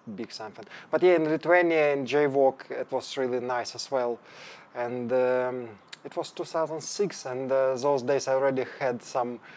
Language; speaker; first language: English; non-native, fluent; Ukrainian